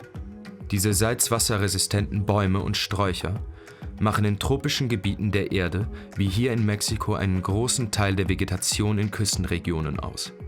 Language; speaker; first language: German; native; German